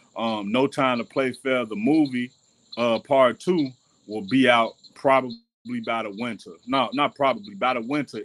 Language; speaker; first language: English; native; English